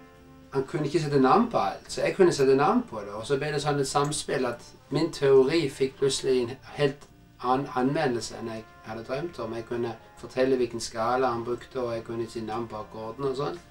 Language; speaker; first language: Norwegian; native; Norwegian